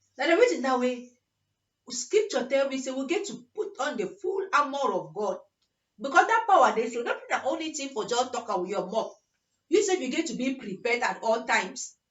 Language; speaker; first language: Nigerian Pidgin; native; Nigerian Pidgin